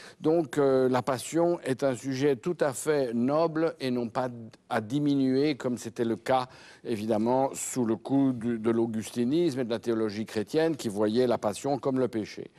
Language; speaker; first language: French; native; French